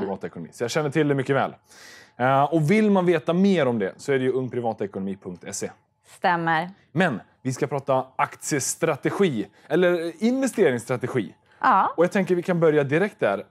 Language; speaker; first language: Swedish; native; Swedish